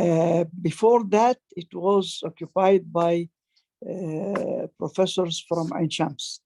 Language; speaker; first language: English; non-native, fluent; Arabic